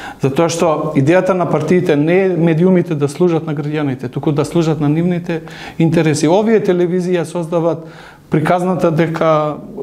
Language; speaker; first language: Macedonian; non-native, local second language; Albanian